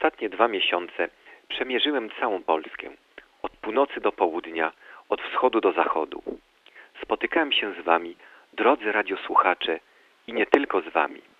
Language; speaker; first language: Polish; early bilingual, heritage; Polish